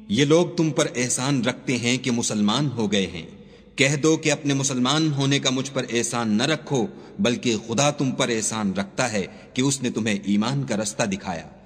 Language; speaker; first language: Urdu; native; Urdu